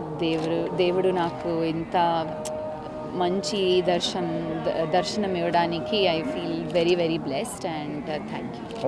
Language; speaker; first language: Telugu; non-native, learner; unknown